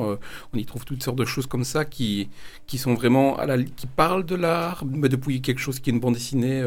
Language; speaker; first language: French; native; French